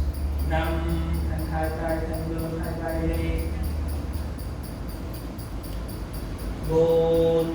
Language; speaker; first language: Vietnamese; non-native, learner; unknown